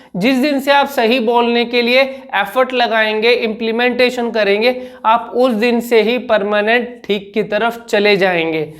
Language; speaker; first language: Hindi; native; Hindi